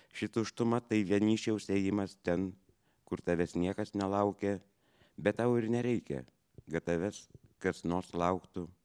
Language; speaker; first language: French; non-native, fluent; Lithuanian